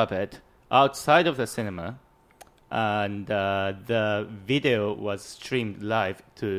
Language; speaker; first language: English; non-native, fluent; Japanese